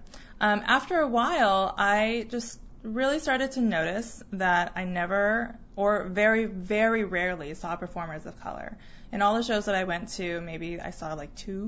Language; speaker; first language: English; native; English